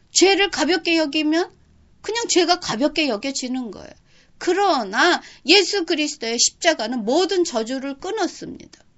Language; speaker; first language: Korean; native; Korean